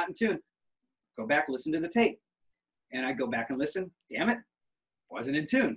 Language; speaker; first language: English; native; English